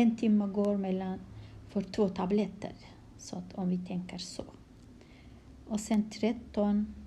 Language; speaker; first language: Swedish; non-native, fluent; Kurdish